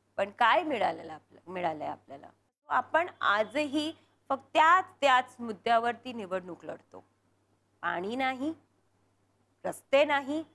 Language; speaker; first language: Marathi; non-native, local second language; Punjabi